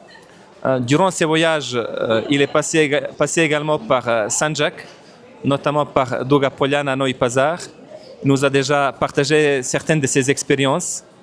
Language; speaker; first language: French; non-native, fluent; Bosnian